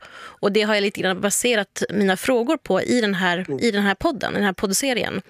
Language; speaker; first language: Swedish; native; Swedish